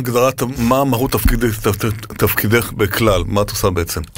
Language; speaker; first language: Hebrew; native; Hebrew